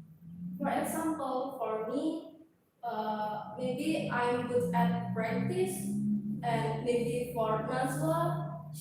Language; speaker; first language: English; non-native, learner; Indonesian